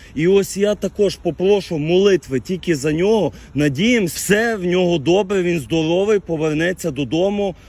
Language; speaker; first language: Ukrainian; native; Ukrainian